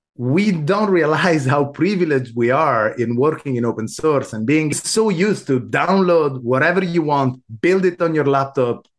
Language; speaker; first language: English; non-native, fluent; Italian